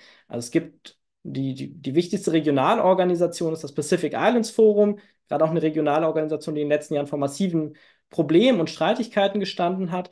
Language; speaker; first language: German; native; German